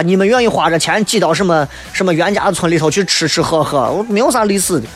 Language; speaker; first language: Chinese; native; Chinese